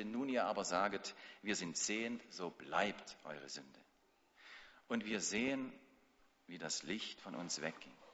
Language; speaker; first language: German; native; German